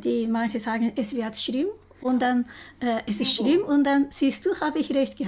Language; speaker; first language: German; non-native, learner; Japanese